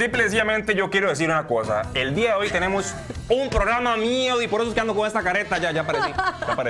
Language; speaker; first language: Spanish; native; Spanish